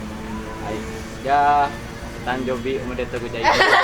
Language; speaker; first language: Japanese; non-native, learner; Indonesian